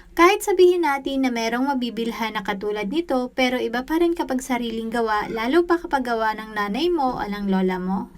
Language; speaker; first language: Filipino; native; Filipino